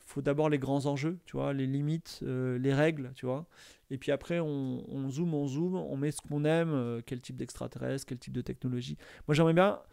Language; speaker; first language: French; native; French